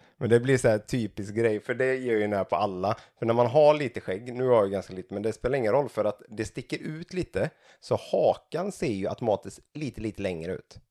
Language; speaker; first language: Swedish; native; Swedish